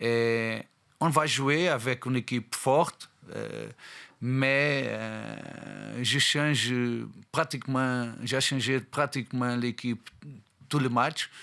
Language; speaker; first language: French; non-native, fluent; Portuguese